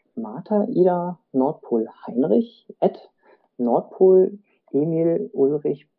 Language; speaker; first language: German; native; German